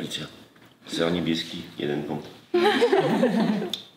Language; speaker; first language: Polish; non-native, learner; French